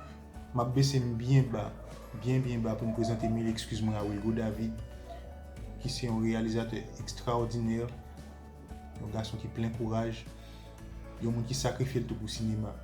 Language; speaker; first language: French; non-native, local second language; Haitian Creole